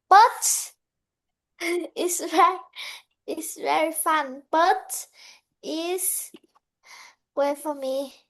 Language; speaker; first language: English; non-native, learner; Vietnamese